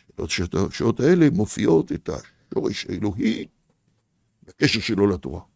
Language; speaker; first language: Hebrew; native; Hebrew